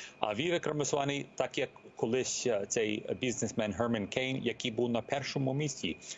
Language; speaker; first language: Ukrainian; early bilingual, heritage; Ukrainian